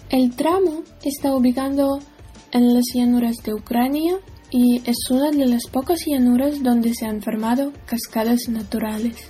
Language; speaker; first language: Spanish; non-native, learner; Ukrainian